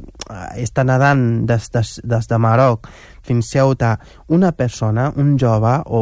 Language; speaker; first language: Catalan; non-native, fluent; Wolof